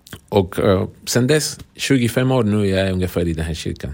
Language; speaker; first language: Swedish; non-native, fluent; Spanish